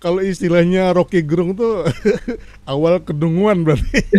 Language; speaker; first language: Indonesian; native; Indonesian